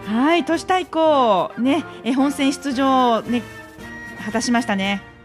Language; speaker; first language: Japanese; native; Japanese